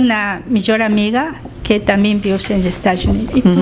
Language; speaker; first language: Catalan; non-native, learner; Spanish